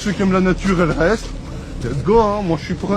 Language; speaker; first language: French; native; French